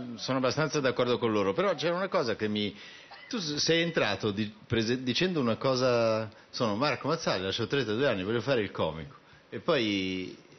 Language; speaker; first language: Italian; native; Italian